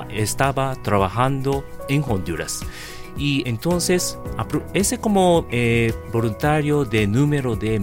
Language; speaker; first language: Spanish; non-native, learner; Japanese